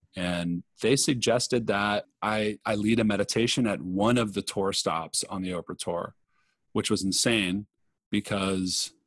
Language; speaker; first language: English; native; English